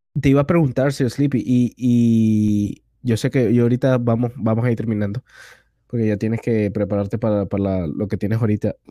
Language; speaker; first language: Spanish; native; Spanish